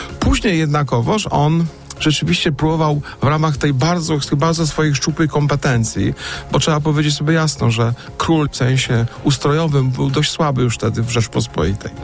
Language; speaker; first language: Polish; native; Polish